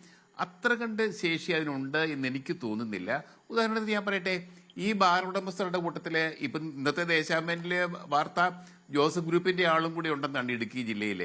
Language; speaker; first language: Malayalam; native; Malayalam